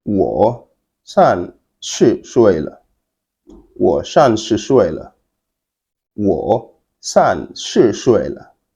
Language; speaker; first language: Chinese; non-native, fluent; Wolof